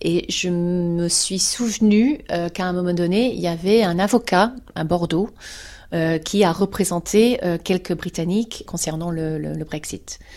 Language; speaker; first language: French; non-native, fluent; English